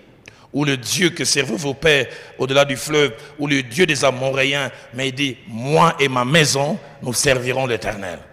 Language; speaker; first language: French; non-native, local second language; Lingala